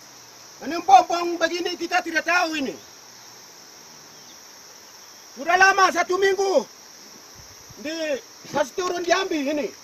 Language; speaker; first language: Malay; non-native, local second language; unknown